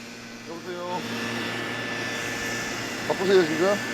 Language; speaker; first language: Korean; native; Korean